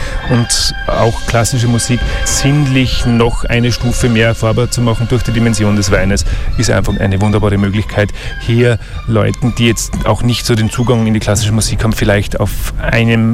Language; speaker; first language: German; native; German